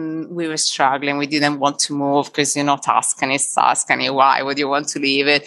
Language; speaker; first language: English; non-native, fluent; Italian